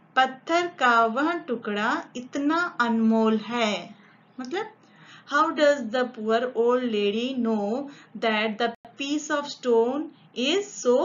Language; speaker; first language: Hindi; non-native, local second language; Telugu